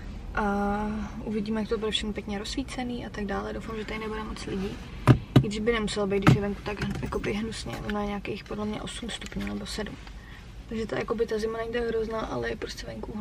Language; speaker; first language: Czech; native; Czech